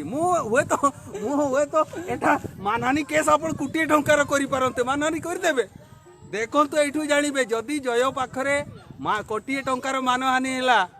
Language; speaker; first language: Odia; non-native, local second language; Santali